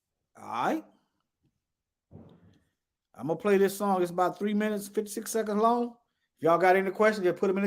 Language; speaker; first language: English; native; English